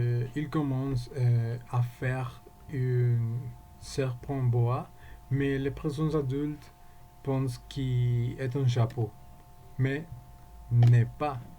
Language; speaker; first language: French; non-native, learner; Spanish